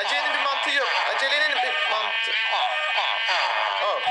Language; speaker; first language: Turkish; native; Turkish